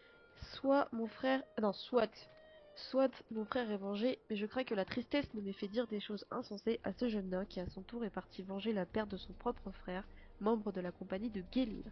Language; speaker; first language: French; native; French